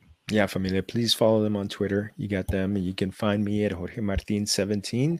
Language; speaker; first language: English; native; English